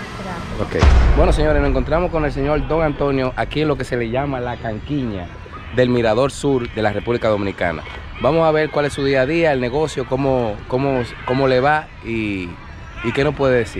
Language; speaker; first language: Spanish; native; Spanish